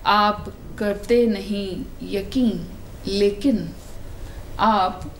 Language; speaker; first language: Hindi; native; Hindi